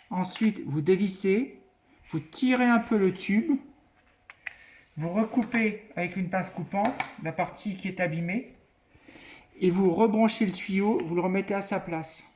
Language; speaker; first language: French; native; French